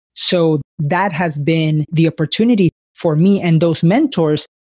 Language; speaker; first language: English; early bilingual, other home language; Spanish